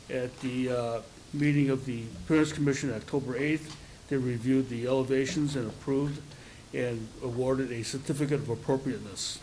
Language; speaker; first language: English; native; English